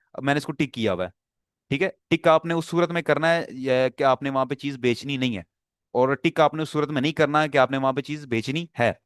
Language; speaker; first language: Urdu; non-native, local second language; Punjabi